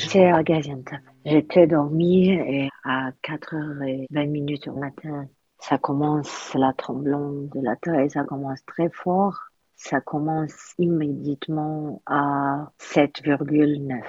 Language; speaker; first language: French; non-native, learner; Arabic